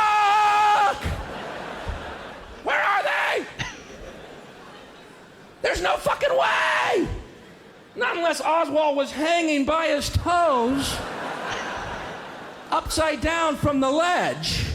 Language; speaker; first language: English; native; English